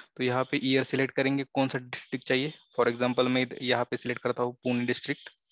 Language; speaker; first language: Hindi; non-native, local second language; Marathi